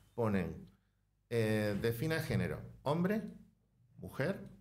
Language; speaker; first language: Spanish; native; Spanish